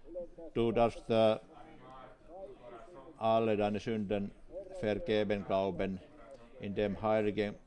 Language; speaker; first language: German; non-native, fluent; Finnish